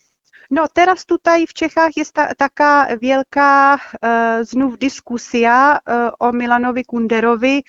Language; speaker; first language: Polish; non-native, fluent; Czech